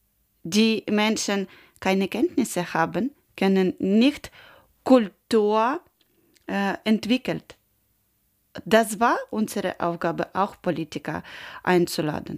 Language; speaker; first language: German; non-native, learner; Ukrainian